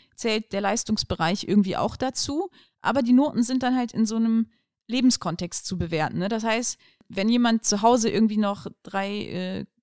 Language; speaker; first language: German; native; German